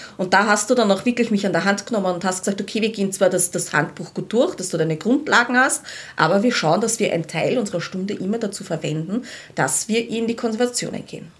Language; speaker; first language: German; native; German